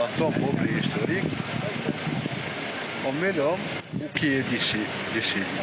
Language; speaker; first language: French; non-native, learner; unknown